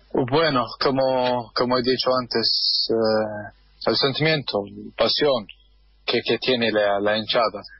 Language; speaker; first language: Spanish; non-native, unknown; Arabic